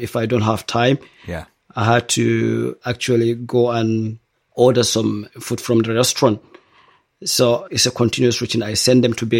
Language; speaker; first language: English; non-native, local second language; Hausa